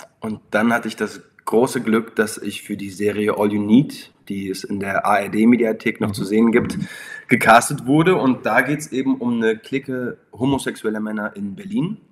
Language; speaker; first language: German; native; German